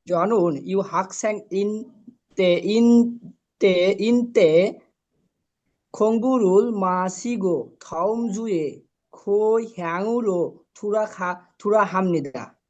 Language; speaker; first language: Korean; non-native, learner; Bangla